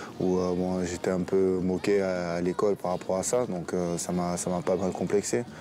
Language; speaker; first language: French; native; French